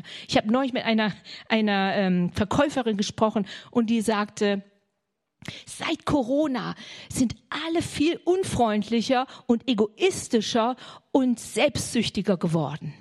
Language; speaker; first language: German; native; German